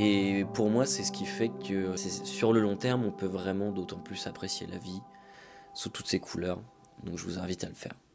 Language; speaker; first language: French; native; French